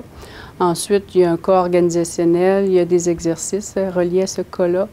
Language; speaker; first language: French; native; French